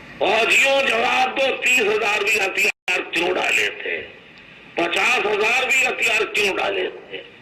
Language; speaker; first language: Urdu; native; Urdu